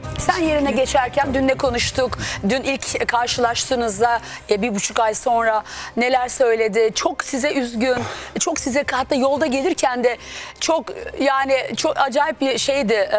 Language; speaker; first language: Turkish; native; Turkish